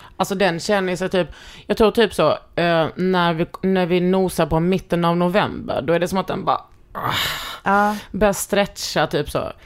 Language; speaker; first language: Swedish; native; Swedish